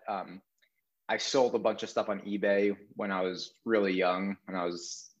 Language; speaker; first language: English; native; English